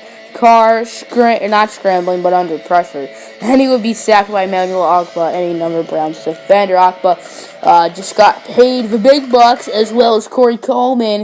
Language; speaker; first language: English; native; English